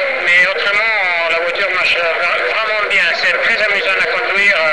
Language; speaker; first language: French; non-native, fluent; Italian